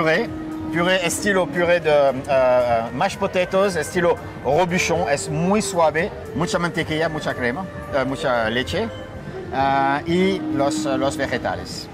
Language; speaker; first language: Spanish; non-native, fluent; French